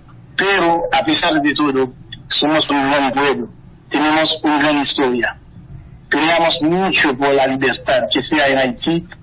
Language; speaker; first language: Spanish; non-native, fluent; Haitian Creole